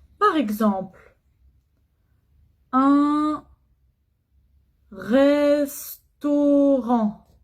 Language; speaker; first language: French; non-native, fluent; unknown